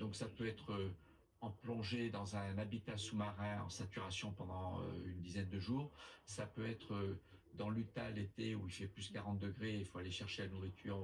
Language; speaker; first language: French; native; French